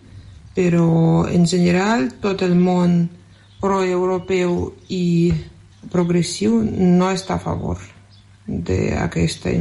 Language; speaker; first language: Catalan; non-native, fluent; Russian